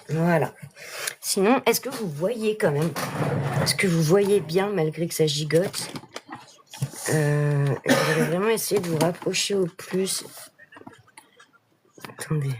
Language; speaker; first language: French; native; French